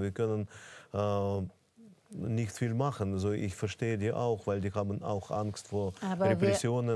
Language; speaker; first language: German; non-native, fluent; Russian